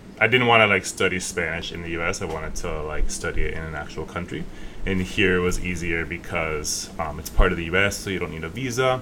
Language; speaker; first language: English; native; English